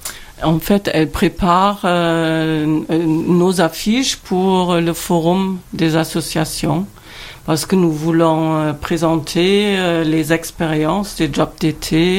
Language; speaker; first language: French; non-native, fluent; German